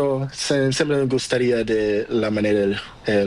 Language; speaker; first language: Spanish; non-native, learner; Portuguese